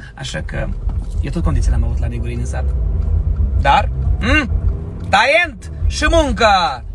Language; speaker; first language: Romanian; native; Romanian